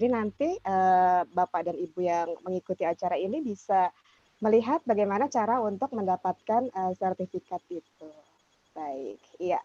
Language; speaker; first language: Indonesian; native; Indonesian